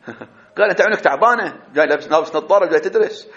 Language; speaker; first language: Arabic; native; Arabic